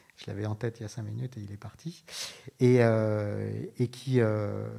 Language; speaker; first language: French; native; French